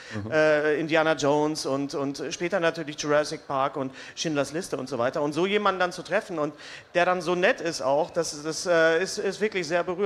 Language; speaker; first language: German; native; German